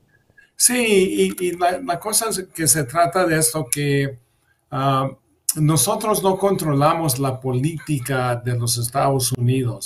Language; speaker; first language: Spanish; early bilingual, heritage; English